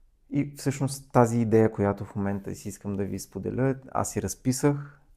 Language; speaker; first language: Bulgarian; native; Bulgarian